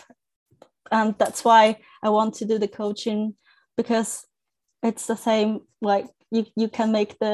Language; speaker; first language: English; non-native, fluent; Chinese